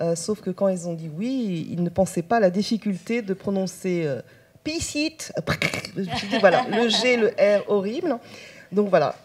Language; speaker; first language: French; non-native, local second language; Chinese